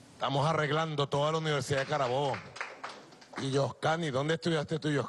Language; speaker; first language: Spanish; native; Spanish